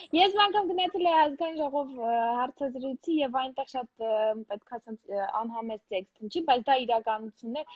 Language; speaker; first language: Armenian; native; Armenian